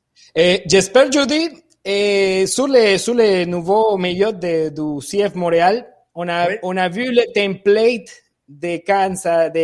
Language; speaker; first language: French; non-native, fluent; Spanish